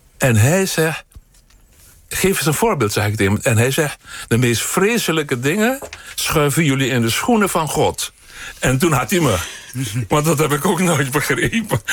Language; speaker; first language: Dutch; native; Dutch